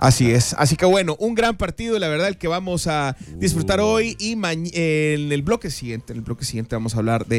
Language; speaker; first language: Spanish; native; Spanish